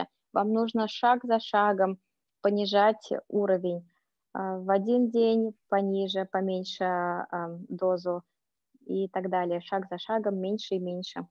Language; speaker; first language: Russian; native; Russian